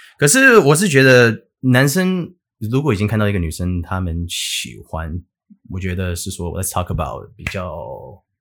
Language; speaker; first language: Chinese; early bilingual, heritage; English